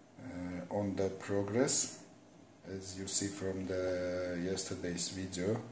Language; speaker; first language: English; non-native, fluent; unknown